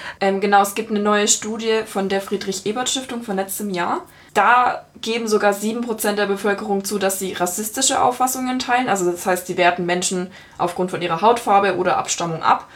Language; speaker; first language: German; native; German